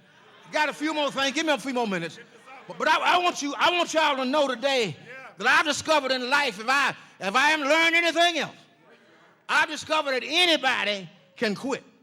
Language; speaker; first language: English; native; English